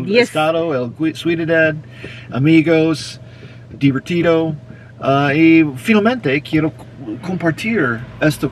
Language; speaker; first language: Spanish; non-native, learner; English